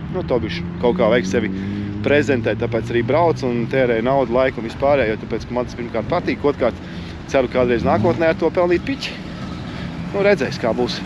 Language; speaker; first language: Latvian; native; Latvian